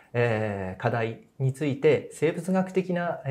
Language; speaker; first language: Japanese; native; Japanese